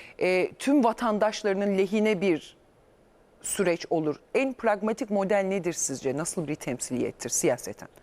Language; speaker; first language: Turkish; native; Turkish